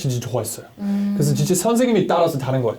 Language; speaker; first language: Korean; non-native, learner; English